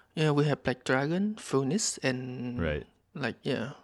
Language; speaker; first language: English; non-native, learner; Vietnamese